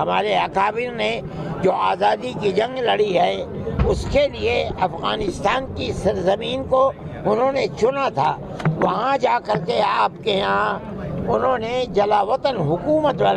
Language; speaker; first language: Hindi; native; Hindi